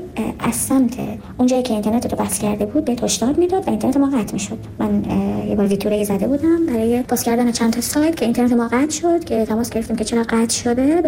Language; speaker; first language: Persian; non-native, local second language; Kurdish